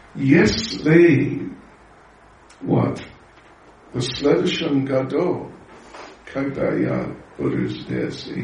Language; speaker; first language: Russian; non-native, learner; English